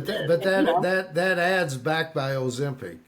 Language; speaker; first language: English; native; English